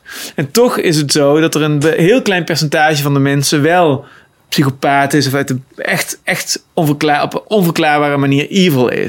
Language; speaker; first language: Dutch; native; Dutch